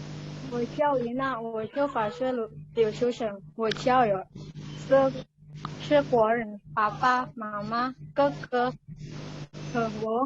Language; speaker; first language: Chinese; non-native, learner; Indonesian